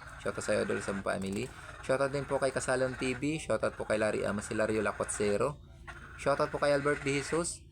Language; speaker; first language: Filipino; non-native, local second language; Cebuano